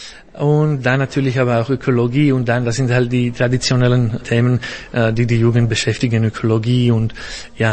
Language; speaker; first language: German; non-native, fluent; Slovak